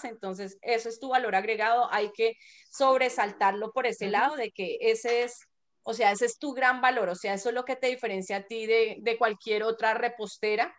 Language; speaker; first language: Spanish; native; Spanish